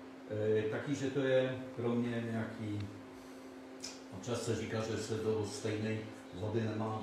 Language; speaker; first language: Czech; non-native, fluent; Polish